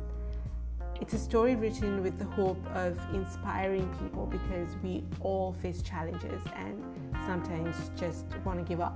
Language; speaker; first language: English; non-native, local second language; Sinhala